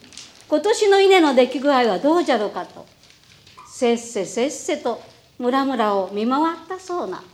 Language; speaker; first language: Japanese; native; Japanese